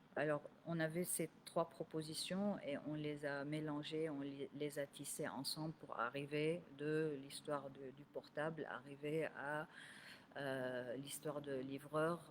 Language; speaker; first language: French; non-native, local second language; Arabic